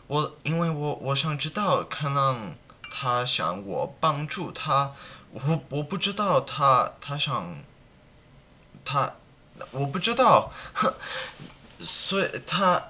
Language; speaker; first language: Chinese; non-native, learner; English